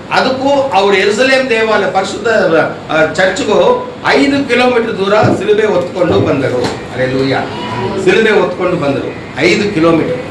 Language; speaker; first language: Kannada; non-native, local second language; Telugu